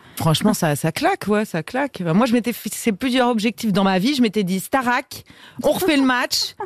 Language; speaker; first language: French; native; French